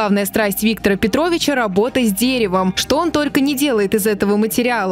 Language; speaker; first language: Russian; native; Russian